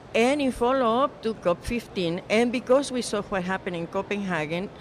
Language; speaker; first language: English; non-native, fluent; Spanish